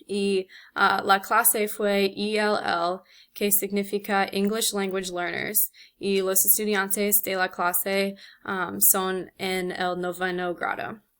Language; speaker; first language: Spanish; non-native, learner; English